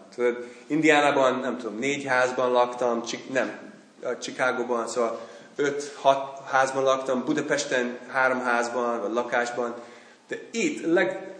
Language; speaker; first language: Hungarian; non-native, fluent; English